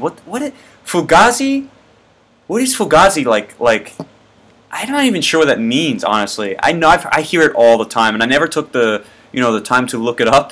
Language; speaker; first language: English; native; English